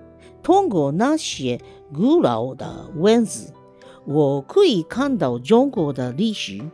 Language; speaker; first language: Chinese; non-native, fluent; Japanese